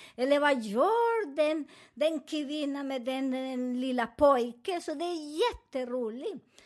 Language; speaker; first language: Swedish; non-native, learner; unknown